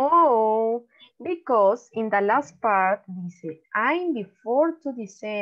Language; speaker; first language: English; non-native, learner; Spanish